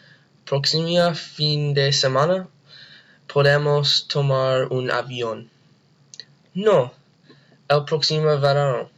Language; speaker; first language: Spanish; non-native, learner; English